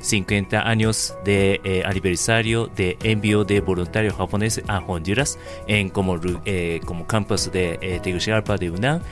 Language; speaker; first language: Spanish; non-native, learner; Japanese